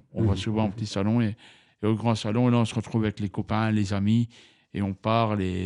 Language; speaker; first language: French; native; French